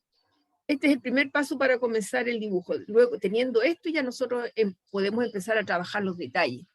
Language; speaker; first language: Spanish; native; Spanish